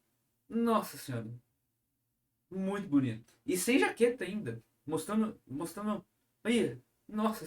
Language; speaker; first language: Portuguese; native; Portuguese